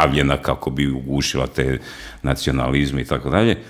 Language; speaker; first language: Croatian; native; Croatian